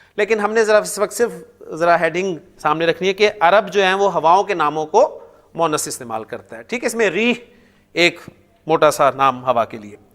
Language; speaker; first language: Urdu; native; Urdu